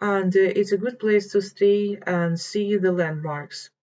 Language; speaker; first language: English; non-native, fluent; Ukrainian